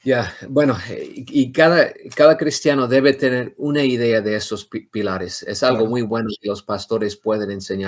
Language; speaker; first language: Spanish; non-native, fluent; English